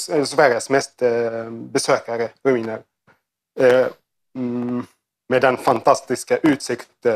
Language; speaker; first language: Swedish; non-native, learner; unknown